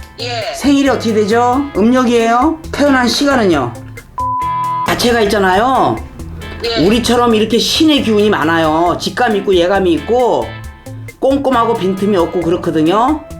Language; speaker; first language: Korean; native; Korean